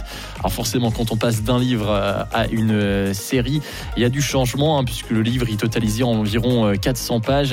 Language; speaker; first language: French; native; French